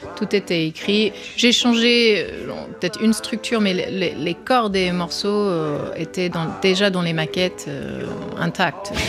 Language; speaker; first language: French; non-native, fluent; English